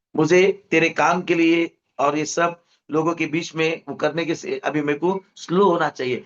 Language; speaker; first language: Hindi; non-native, local second language; Marathi